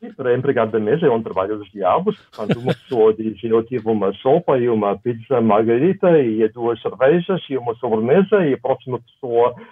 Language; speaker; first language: Portuguese; non-native, fluent; German